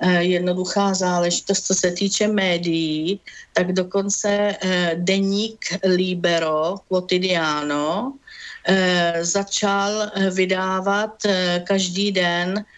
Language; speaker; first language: Czech; native; Czech